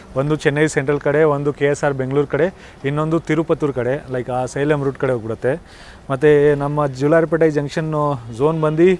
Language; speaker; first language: Kannada; non-native, local second language; Hindi